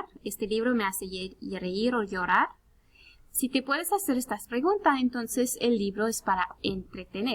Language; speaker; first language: Spanish; early bilingual, heritage; Spanish